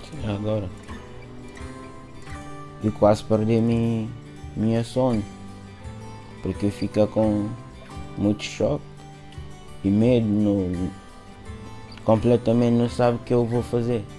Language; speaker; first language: Portuguese; non-native, learner; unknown